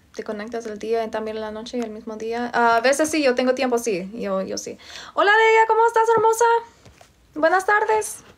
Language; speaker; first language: Spanish; non-native, fluent; English